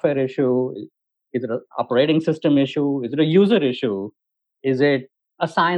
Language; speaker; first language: English; non-native, local second language; Hindi